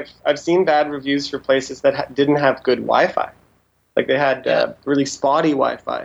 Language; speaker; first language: English; native; English